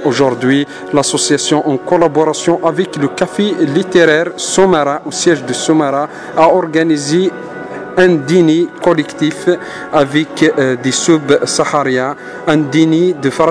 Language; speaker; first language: French; non-native, local second language; Arabic